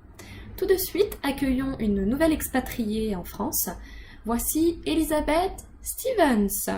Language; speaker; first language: French; native; French